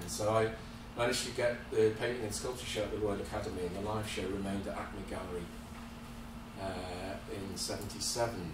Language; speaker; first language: English; native; English